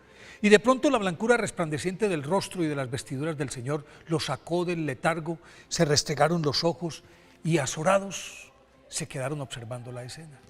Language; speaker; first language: Spanish; native; Spanish